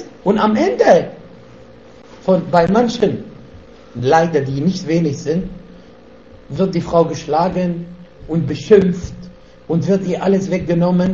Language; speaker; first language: German; non-native, fluent; Arabic